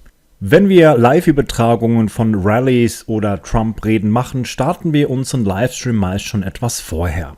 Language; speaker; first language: German; native; German